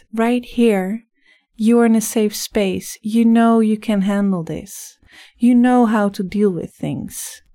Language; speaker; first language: English; non-native, fluent; Dutch